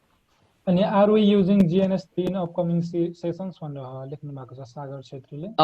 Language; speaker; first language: Nepali; native; Nepali